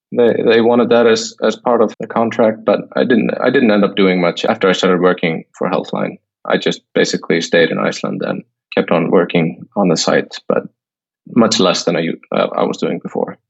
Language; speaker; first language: English; non-native, fluent; Icelandic